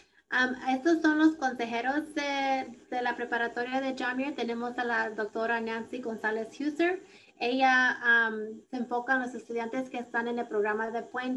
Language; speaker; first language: Spanish; early bilingual, heritage; Spanish